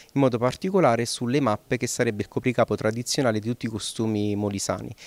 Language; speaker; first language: Italian; native; Italian